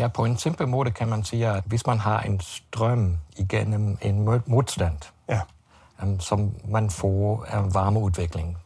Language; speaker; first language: Danish; non-native, fluent; German